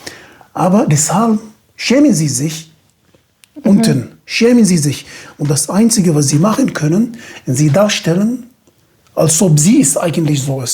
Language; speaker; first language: German; non-native, fluent; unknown